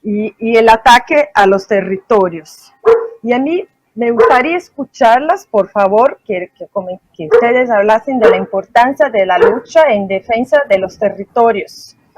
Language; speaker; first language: Spanish; non-native, fluent; Portuguese